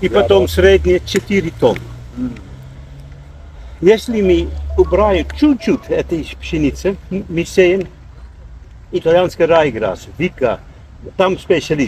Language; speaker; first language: Russian; non-native, learner; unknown